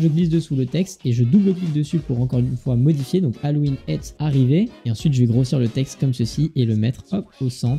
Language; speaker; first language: French; native; French